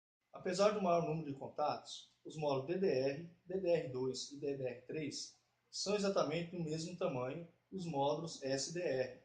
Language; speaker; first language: Portuguese; native; Portuguese